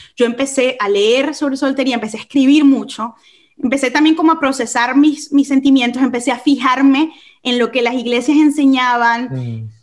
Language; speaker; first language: Spanish; native; Spanish